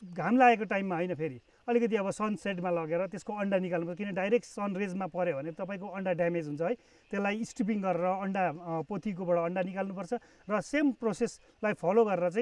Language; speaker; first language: Nepali; native; Nepali